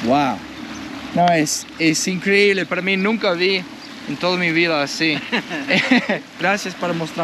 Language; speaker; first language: Spanish; non-native, learner; English